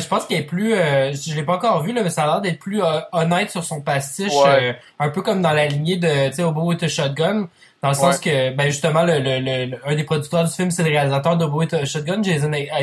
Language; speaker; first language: French; native; French